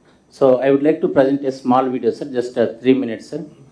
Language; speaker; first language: English; non-native, local second language; Telugu